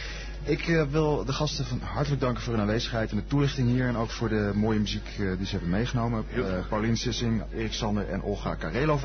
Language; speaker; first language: Dutch; native; Dutch